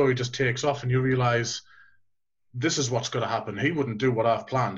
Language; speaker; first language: English; native; English